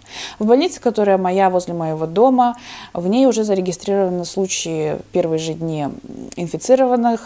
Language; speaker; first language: Russian; native; Russian